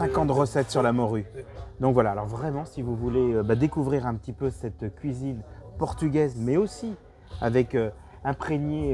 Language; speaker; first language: French; native; French